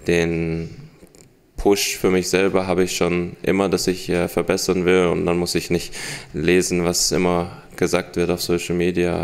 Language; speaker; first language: German; early bilingual, heritage; German